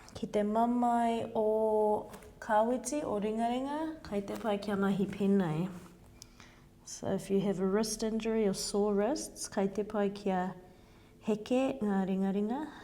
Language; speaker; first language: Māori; non-native, local second language; English